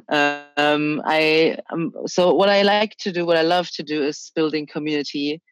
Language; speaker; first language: English; early bilingual, other home language; Chinese